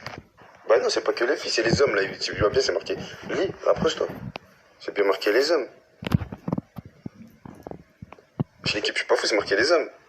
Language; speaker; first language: French; native; French